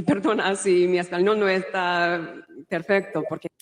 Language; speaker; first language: Spanish; non-native, fluent; English